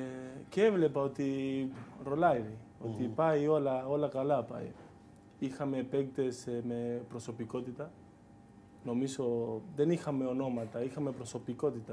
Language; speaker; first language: Greek; non-native, fluent; Spanish